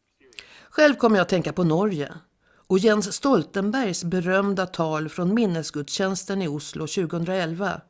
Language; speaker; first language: Swedish; native; Swedish